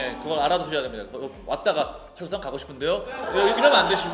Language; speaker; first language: Korean; native; Korean